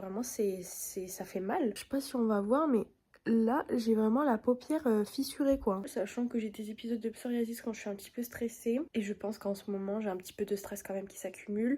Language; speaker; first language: French; native; French